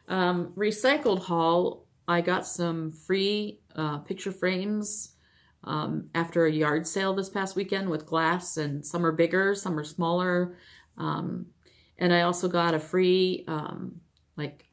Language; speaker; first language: English; native; English